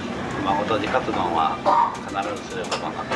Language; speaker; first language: Japanese; native; Japanese